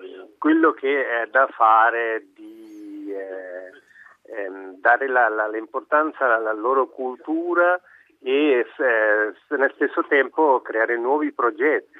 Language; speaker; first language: Italian; non-native, fluent; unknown